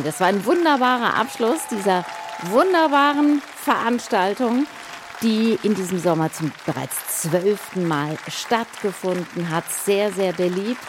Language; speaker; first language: German; native; German